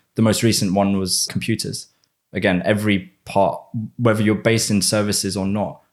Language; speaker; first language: English; native; English